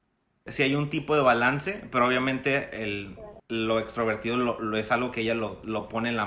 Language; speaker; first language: Spanish; native; Spanish